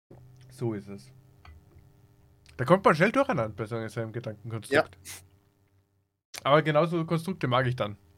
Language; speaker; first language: German; native; German